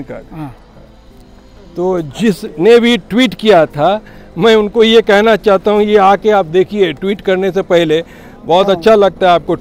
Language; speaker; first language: Hindi; native; Hindi